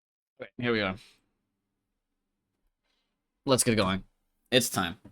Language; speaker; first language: English; native; English